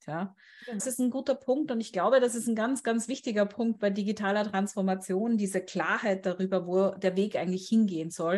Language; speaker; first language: German; native; German